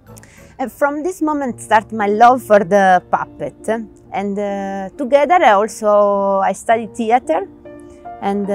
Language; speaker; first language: English; non-native, learner; Italian